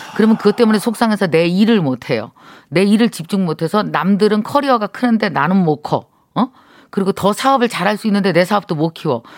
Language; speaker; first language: Korean; native; Korean